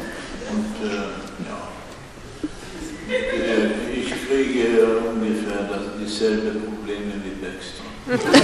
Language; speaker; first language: German; non-native, learner; Swedish